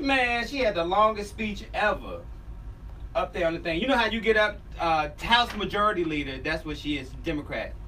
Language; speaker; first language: English; native; English